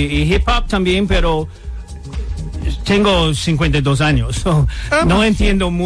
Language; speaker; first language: Spanish; non-native, learner; English